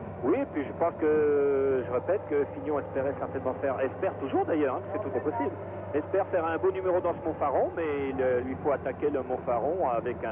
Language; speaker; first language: French; native; French